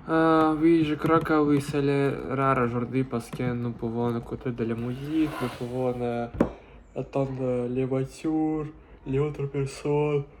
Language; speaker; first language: French; non-native, learner; Russian